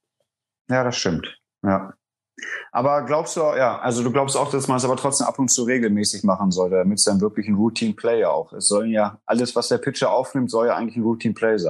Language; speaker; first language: German; native; German